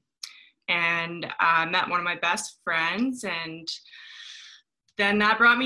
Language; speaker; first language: English; native; English